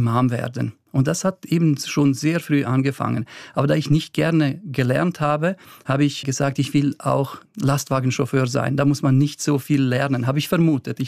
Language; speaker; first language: German; early bilingual, other home language; Bosnian